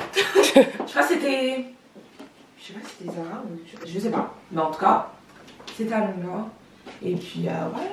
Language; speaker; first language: French; early bilingual, other home language; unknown